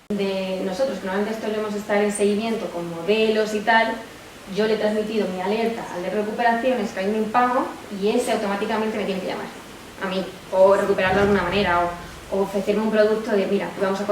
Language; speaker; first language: Spanish; native; Spanish